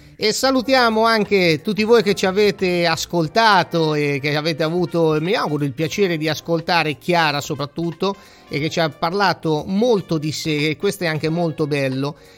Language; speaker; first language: Italian; native; Italian